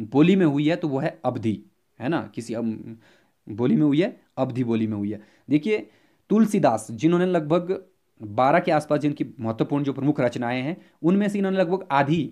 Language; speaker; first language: Hindi; native; Hindi